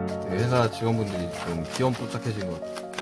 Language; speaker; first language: Korean; native; Korean